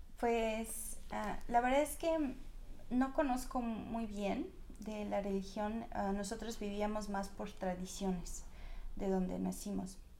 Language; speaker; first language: Spanish; non-native, fluent; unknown